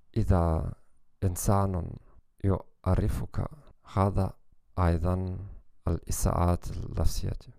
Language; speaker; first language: Arabic; non-native, learner; German